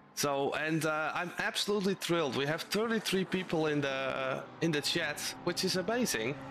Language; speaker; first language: English; non-native, fluent; Dutch